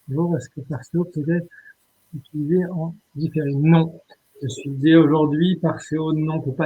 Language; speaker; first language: French; native; French